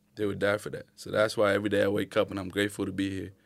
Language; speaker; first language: English; early bilingual, other home language; Arabic